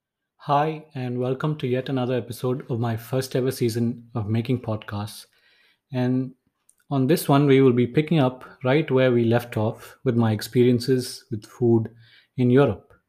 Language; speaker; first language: English; non-native, local second language; Tamil